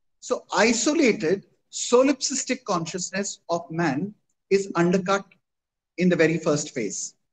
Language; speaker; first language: English; non-native, local second language; Hindi